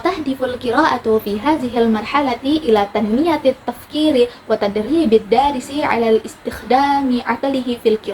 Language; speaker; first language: Arabic; non-native, learner; Indonesian